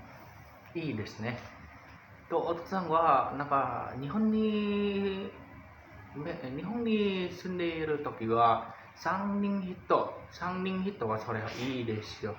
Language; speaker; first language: Japanese; non-native, learner; Indonesian